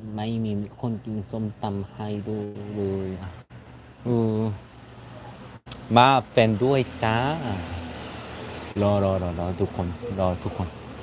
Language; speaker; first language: Thai; non-native, learner; Korean